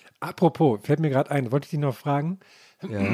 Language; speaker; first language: German; native; German